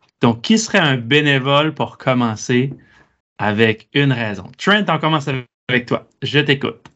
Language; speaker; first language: French; native; French